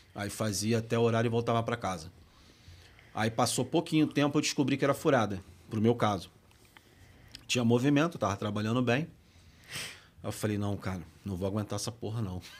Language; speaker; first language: Portuguese; native; Portuguese